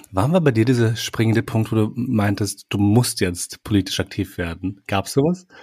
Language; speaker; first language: German; early bilingual, other home language; Albanian